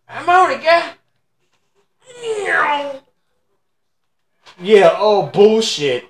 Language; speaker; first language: English; native; English